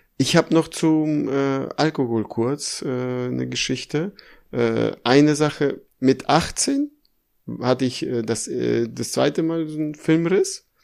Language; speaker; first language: German; early bilingual, other home language; Russian